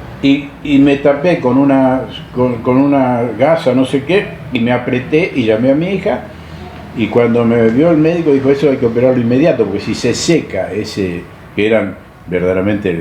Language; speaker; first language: Spanish; native; Spanish